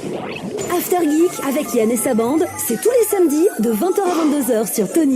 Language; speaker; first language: French; native; French